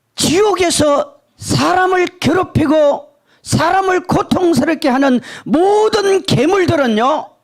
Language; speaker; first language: Korean; native; Korean